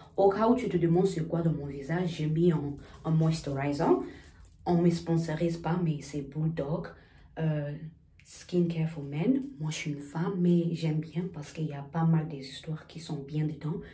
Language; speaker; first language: French; early bilingual, other home language; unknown